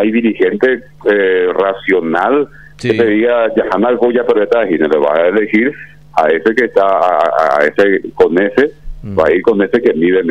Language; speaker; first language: Spanish; native; Spanish